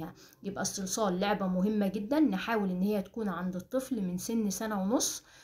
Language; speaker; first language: Arabic; native; Arabic